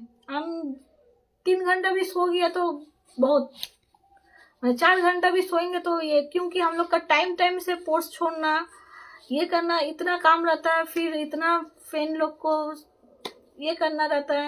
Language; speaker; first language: Hindi; non-native, local second language; Bangla